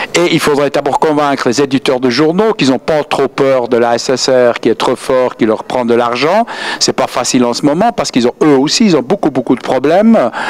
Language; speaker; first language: French; native; French